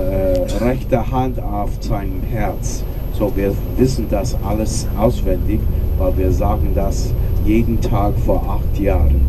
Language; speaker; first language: German; non-native, learner; English